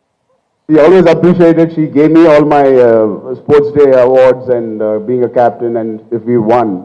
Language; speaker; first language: English; non-native, local second language; Telugu